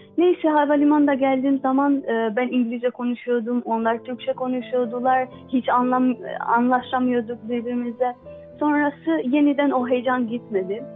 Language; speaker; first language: Turkish; non-native, learner; Albanian